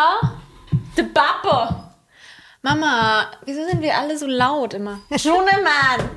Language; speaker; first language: German; early bilingual, other home language; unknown